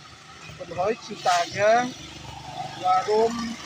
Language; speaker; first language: German; non-native, learner; Indonesian